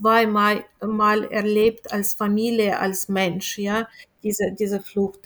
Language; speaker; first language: German; non-native, fluent; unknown